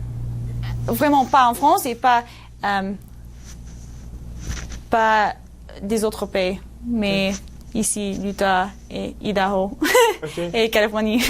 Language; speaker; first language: French; non-native, learner; English